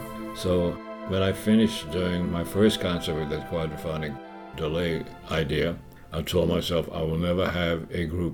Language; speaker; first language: English; native; English